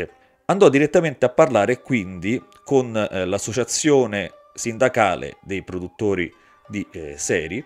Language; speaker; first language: Italian; native; Italian